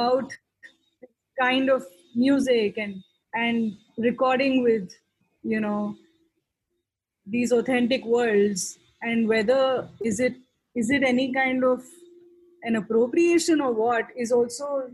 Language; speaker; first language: English; non-native, local second language; Hindi